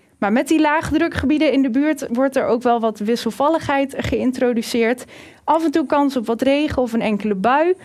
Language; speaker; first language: Dutch; native; Dutch